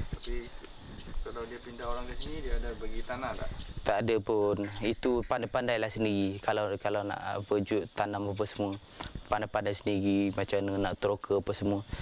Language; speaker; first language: Malay; non-native, local second language; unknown